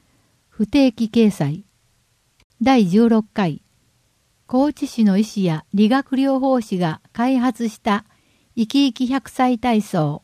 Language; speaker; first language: Japanese; native; Japanese